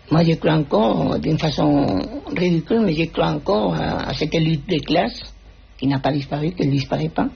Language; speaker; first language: French; non-native, fluent; Spanish